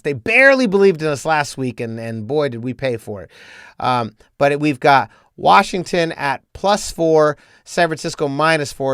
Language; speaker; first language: English; native; English